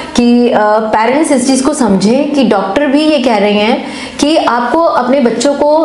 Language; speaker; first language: Hindi; native; Hindi